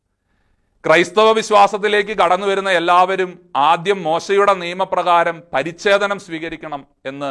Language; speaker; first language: Malayalam; native; Malayalam